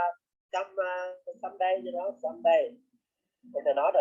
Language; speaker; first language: English; non-native, learner; Vietnamese